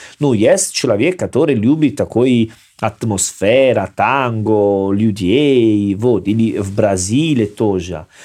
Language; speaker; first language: Russian; non-native, learner; Italian